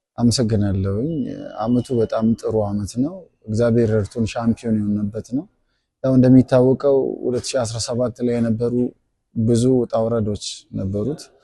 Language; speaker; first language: Amharic; non-native, local second language; Sidamo